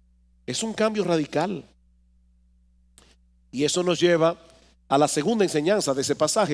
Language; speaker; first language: Spanish; native; Spanish